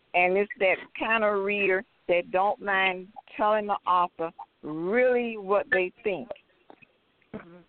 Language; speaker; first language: English; native; English